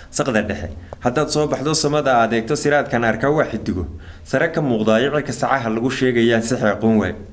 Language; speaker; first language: Somali; native; Somali